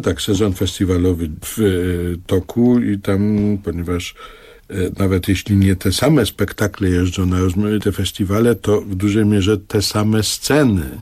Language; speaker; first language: Polish; native; Polish